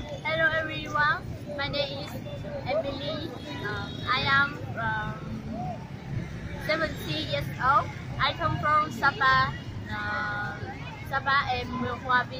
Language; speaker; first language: English; non-native, learner; Hmong